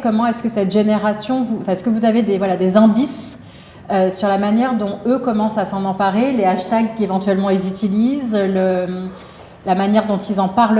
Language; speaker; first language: French; native; French